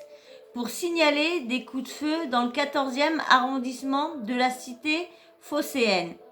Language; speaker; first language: French; native; French